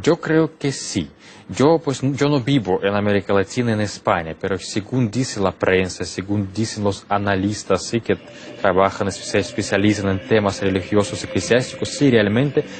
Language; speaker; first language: Spanish; non-native, fluent; Russian